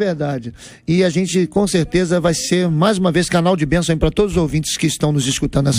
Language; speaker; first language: Portuguese; native; Portuguese